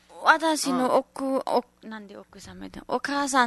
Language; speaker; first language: Japanese; non-native, learner; Nepali